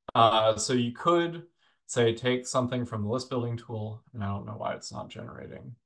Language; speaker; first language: English; native; English